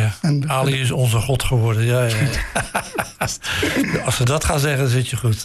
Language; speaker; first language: Dutch; native; Dutch